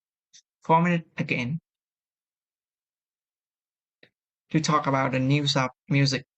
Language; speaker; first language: English; non-native, learner; Vietnamese